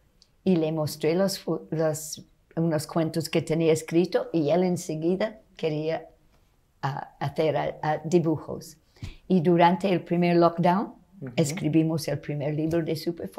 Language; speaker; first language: Spanish; non-native, fluent; English